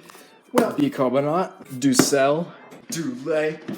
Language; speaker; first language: French; non-native, learner; English